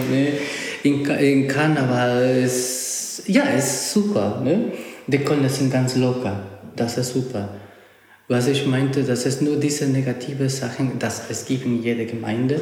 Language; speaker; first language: German; non-native, fluent; Spanish